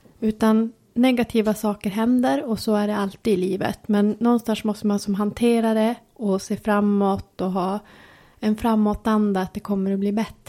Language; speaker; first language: Swedish; native; Swedish